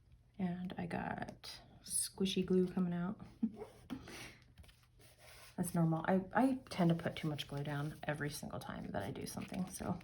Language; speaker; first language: English; native; English